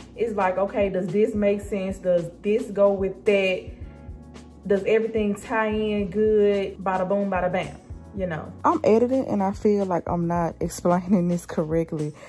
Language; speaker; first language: English; native; English